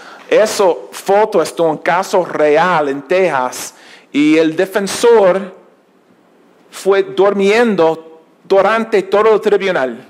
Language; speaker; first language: Spanish; non-native, learner; English